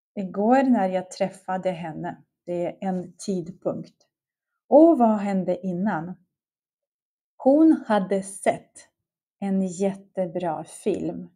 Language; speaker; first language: Swedish; non-native, fluent; Russian